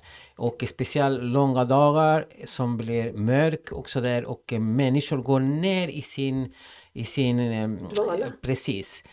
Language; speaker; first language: Swedish; non-native, fluent; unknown